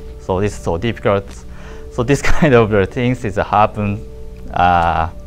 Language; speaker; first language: English; non-native, learner; Japanese